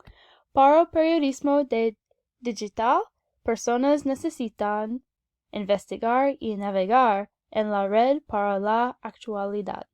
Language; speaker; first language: Spanish; non-native, learner; English